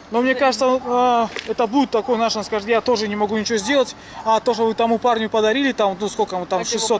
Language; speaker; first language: Russian; native; Russian